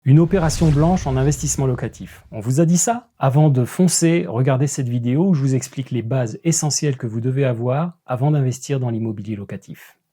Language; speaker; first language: French; native; French